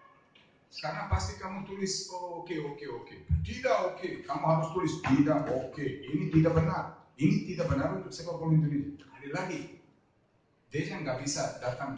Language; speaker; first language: Indonesian; non-native, fluent; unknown